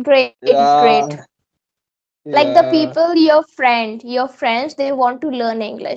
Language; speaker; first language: English; non-native, local second language; Hindi